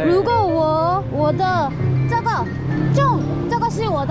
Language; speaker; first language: Chinese; non-native, learner; Korean